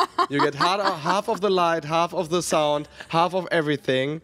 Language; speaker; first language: English; non-native, fluent; German